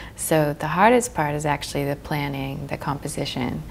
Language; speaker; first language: English; native; English